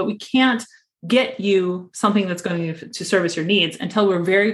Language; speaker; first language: English; native; English